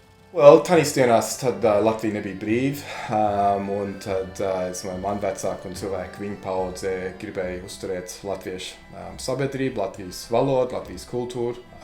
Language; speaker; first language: Latvian; early bilingual, heritage; Latvian